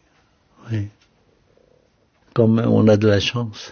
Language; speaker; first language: French; non-native, fluent; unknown